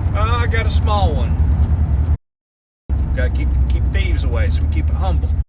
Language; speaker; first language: English; native; English